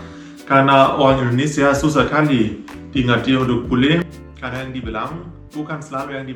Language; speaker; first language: Indonesian; non-native, fluent; German